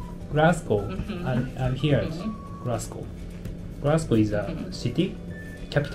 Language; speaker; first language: English; non-native, learner; Japanese